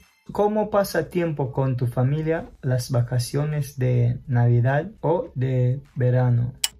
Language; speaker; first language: Spanish; non-native, fluent; English